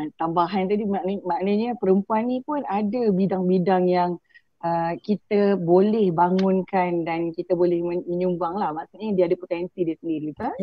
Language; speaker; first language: Malay; native; Malay